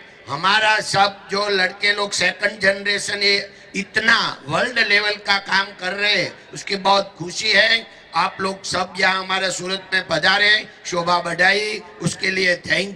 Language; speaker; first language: Hindi; non-native, local second language; Gujarati